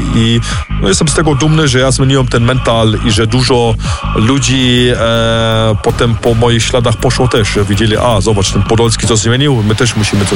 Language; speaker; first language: Polish; early bilingual, heritage; Polish